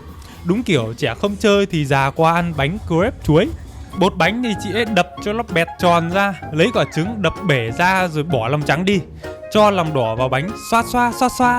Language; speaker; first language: Vietnamese; native; Vietnamese